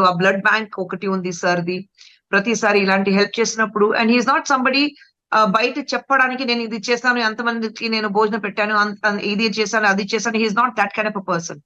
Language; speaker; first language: Telugu; non-native, fluent; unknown